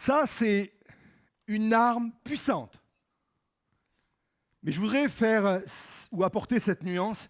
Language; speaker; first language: French; native; French